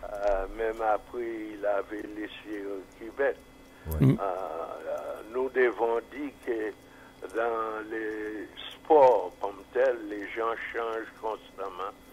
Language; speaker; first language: French; non-native, fluent; English